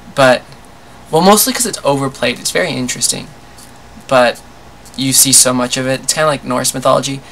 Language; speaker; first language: English; native; English